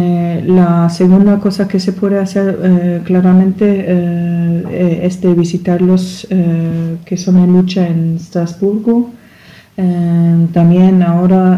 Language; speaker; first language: Spanish; non-native, learner; German